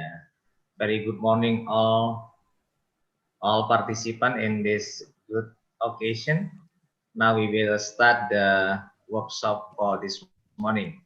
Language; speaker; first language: English; non-native, local second language; Indonesian